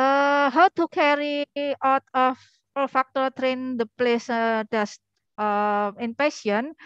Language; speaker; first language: English; non-native, learner; Indonesian